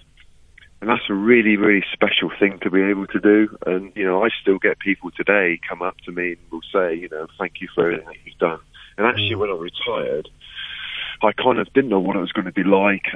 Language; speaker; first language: English; native; English